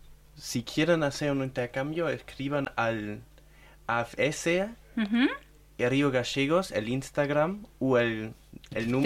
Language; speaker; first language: Spanish; non-native, learner; German